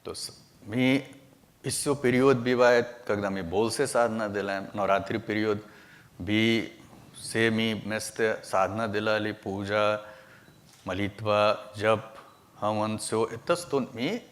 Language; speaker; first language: Russian; non-native, learner; Hindi